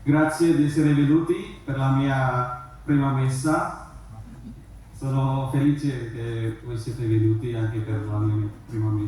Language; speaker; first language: Italian; non-native, learner; Indonesian